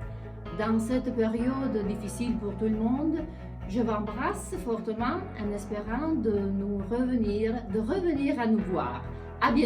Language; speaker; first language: French; non-native, learner; Italian